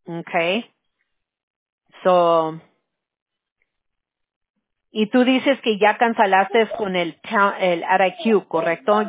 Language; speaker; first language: Spanish; early bilingual, heritage; Spanish